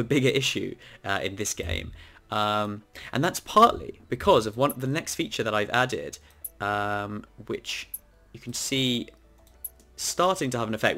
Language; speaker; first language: English; native; English